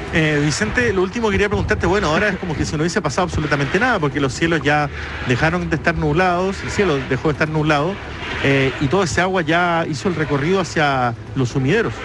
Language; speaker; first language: Spanish; native; Spanish